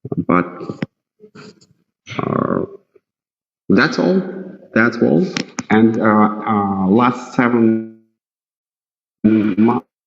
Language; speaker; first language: English; non-native, fluent; Russian